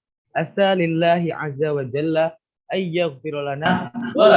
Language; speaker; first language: Arabic; non-native, learner; Indonesian